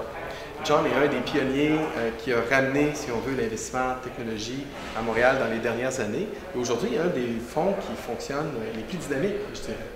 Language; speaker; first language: French; native; French